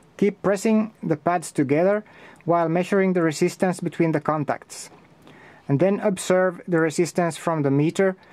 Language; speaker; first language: English; non-native, fluent; Finnish